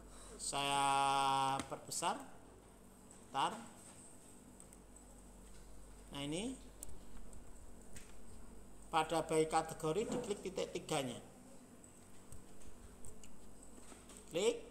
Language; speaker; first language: Indonesian; native; Indonesian